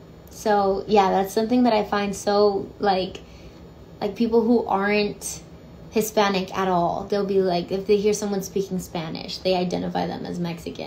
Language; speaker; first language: English; early bilingual, other home language; Spanish